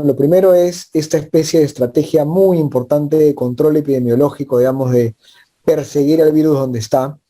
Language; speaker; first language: Spanish; native; Spanish